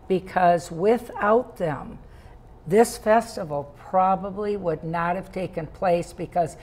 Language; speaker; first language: English; native; English